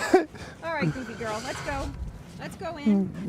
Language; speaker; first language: English; native; English